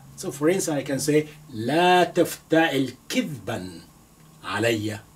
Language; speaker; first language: English; non-native, local second language; Yoruba